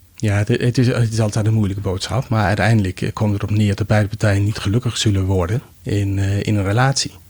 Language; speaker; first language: Dutch; non-native, fluent; Danish